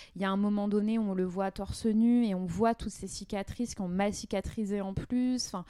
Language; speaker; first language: French; native; French